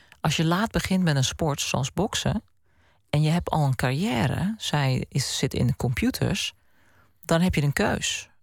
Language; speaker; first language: Dutch; native; Dutch